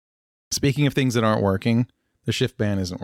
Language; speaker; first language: English; native; English